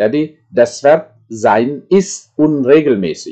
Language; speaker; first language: German; non-native, fluent; Indonesian